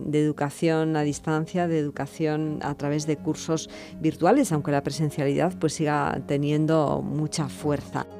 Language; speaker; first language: Spanish; native; Spanish